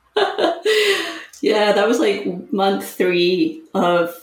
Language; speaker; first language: English; native; English